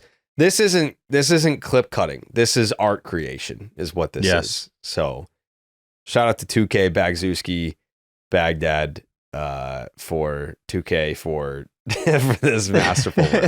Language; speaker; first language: English; native; English